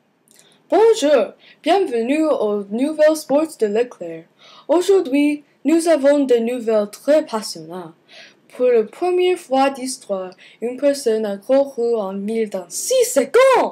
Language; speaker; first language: French; non-native, learner; English